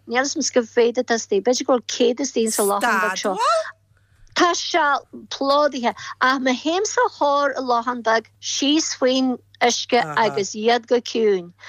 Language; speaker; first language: Irish; native; Irish